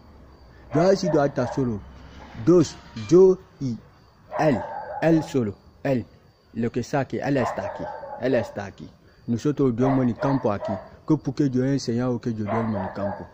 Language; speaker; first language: Spanish; non-native, learner; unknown